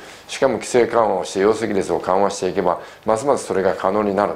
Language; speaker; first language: Japanese; native; Japanese